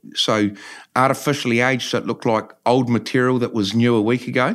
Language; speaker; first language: English; native; English